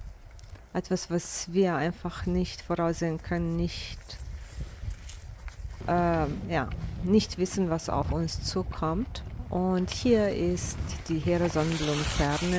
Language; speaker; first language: German; non-native, fluent; Bosnian